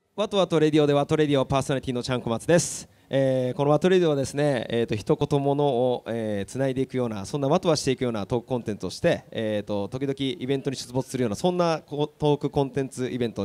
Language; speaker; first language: Japanese; native; Japanese